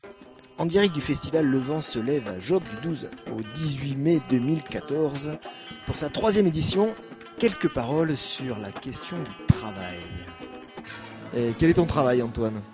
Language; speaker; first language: French; native; French